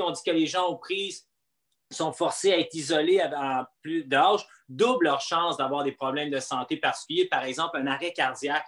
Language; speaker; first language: French; native; French